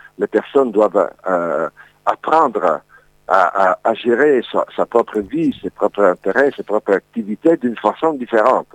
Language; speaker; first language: French; non-native, fluent; Italian